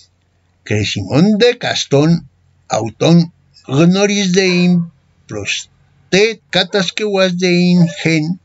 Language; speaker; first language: Greek; non-native, fluent; Spanish